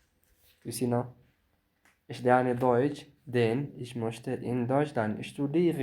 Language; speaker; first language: German; non-native, fluent; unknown